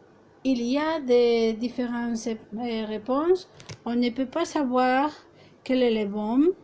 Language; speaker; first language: French; non-native, fluent; Spanish